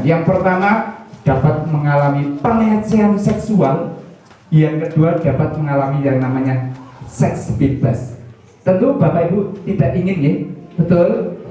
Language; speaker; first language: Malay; non-native, local second language; Javanese